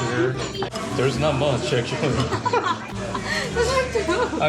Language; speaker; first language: English; non-native, fluent; Korean